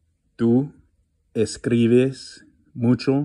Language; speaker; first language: Spanish; non-native, learner; English